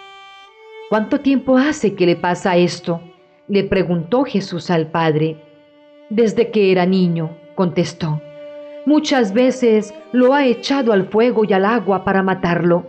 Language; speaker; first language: Spanish; native; Spanish